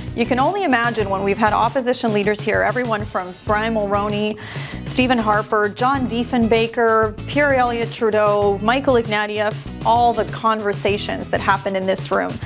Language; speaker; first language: English; native; English